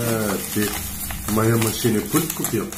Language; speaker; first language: Russian; non-native, learner; Turkish